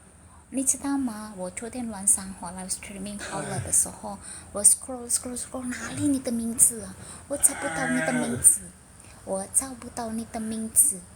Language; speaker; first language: Chinese; early bilingual, heritage; Chinese